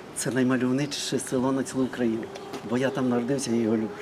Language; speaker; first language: Ukrainian; native; Ukrainian